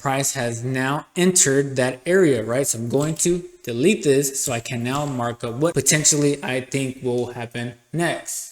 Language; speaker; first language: English; native; English